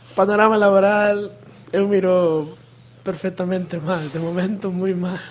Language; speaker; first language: Galician; native; Galician